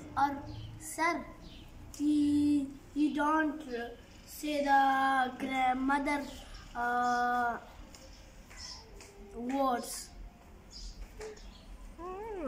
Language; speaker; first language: English; non-native, learner; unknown